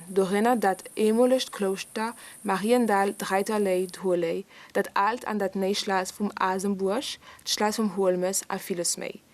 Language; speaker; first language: Luxembourgish; non-native, learner; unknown